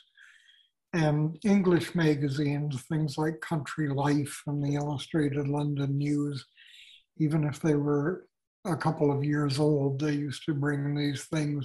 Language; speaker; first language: English; native; English